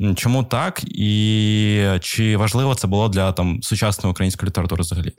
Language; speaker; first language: Ukrainian; native; Ukrainian